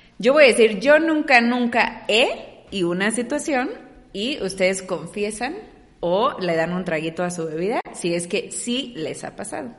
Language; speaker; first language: Spanish; native; Spanish